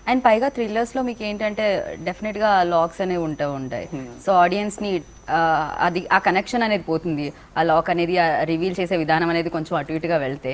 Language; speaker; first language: Telugu; native; Telugu